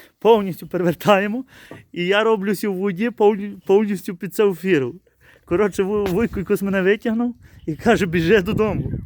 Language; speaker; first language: Ukrainian; native; Ukrainian